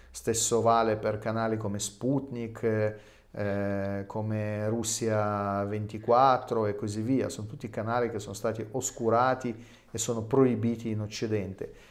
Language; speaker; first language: Italian; non-native, fluent; Russian